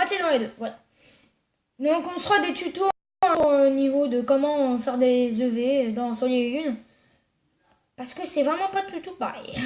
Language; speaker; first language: French; native; French